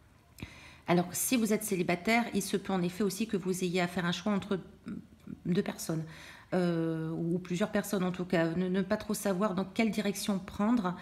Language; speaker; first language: French; native; French